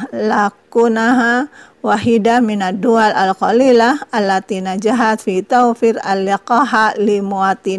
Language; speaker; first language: Arabic; non-native, fluent; Indonesian